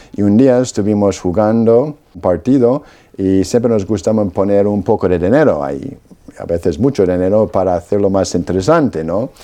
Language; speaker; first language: Spanish; non-native, fluent; Polish